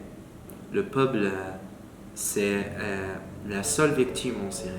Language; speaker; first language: French; non-native, learner; Arabic